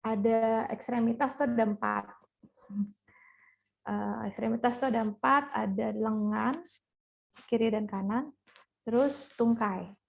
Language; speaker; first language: Indonesian; native; Indonesian